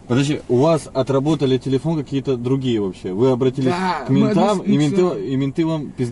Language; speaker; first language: Russian; native; Russian